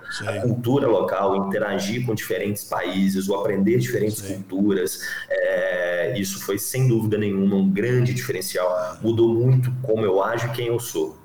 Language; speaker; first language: Portuguese; native; Portuguese